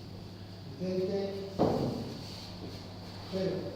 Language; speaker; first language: Spanish; native; Spanish